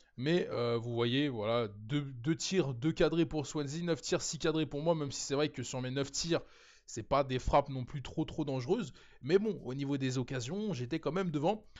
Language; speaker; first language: French; native; French